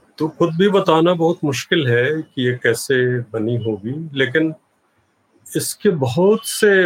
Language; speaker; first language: Hindi; non-native, local second language; Bhojpuri